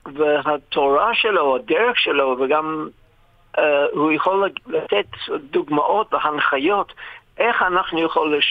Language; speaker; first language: Hebrew; non-native, fluent; English